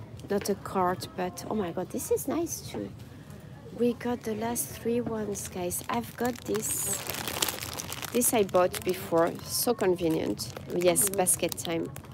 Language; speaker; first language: English; non-native, fluent; French